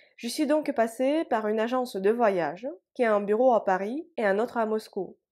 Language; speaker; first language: French; non-native, fluent; Russian